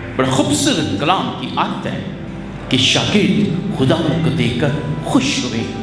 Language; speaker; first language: Urdu; non-native, local second language; Punjabi